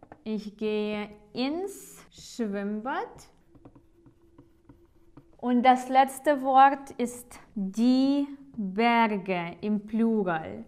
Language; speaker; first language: German; non-native, fluent; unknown